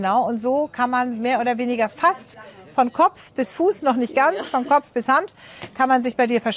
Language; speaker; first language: German; native; German